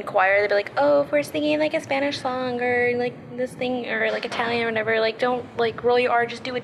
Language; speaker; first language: English; early bilingual, other home language; Spanish